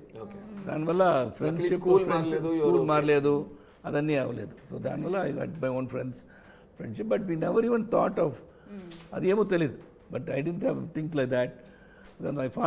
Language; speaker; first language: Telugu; non-native, local second language; Tamil